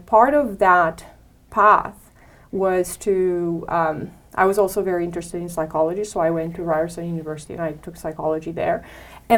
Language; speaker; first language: English; non-native, fluent; Romanian